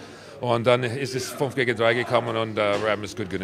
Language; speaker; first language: German; non-native, fluent; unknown